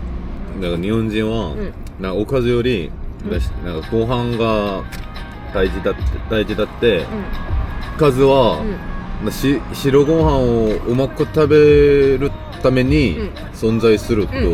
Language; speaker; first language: Japanese; non-native, fluent; Korean